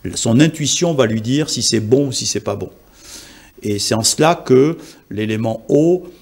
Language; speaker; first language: French; native; French